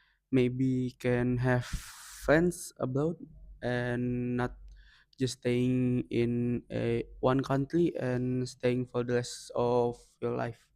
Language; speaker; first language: English; non-native, learner; Indonesian